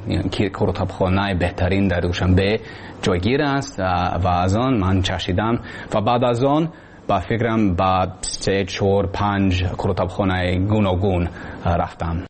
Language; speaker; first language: Tajik; non-native, learner; English